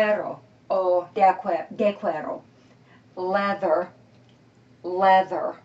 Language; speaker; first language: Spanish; non-native, fluent; English